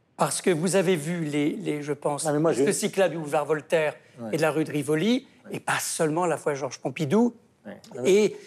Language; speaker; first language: French; native; French